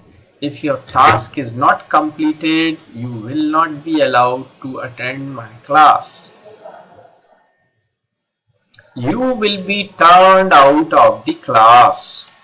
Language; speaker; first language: English; non-native, local second language; Hindi